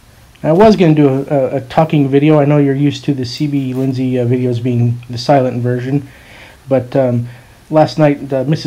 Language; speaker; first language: English; native; English